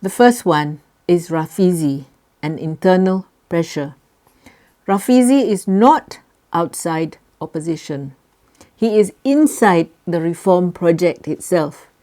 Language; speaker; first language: English; non-native, local second language; Malay